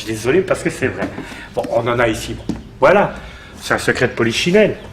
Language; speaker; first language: French; native; French